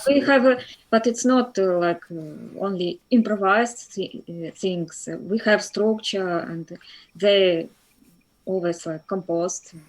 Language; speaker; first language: English; non-native, fluent; Russian